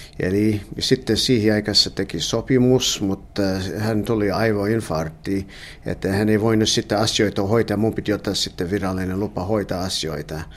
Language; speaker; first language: Finnish; early bilingual, heritage; English